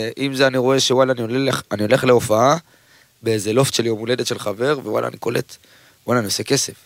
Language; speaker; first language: Hebrew; early bilingual, other home language; Amharic